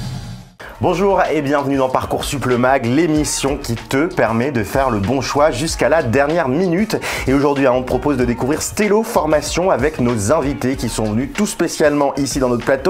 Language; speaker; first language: French; native; French